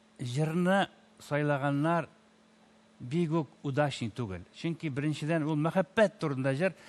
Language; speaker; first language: Tatar; native; Tatar